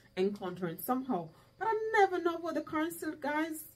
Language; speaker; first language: English; non-native, local second language; Jamaican Creole English